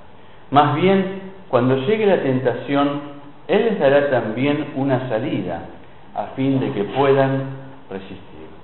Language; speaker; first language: Spanish; native; Spanish